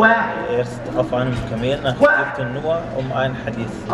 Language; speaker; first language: German; non-native, fluent; Arabic